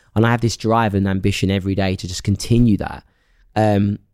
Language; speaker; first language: English; native; English